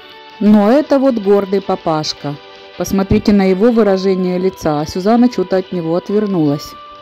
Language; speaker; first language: Russian; native; Russian